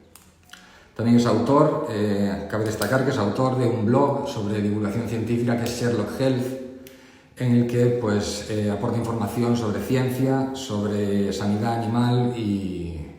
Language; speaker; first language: Spanish; native; Spanish